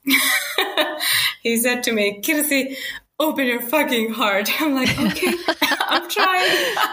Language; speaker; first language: English; non-native, fluent; Finnish